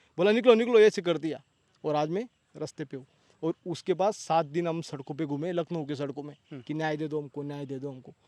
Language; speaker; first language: Hindi; non-native, local second language; Marathi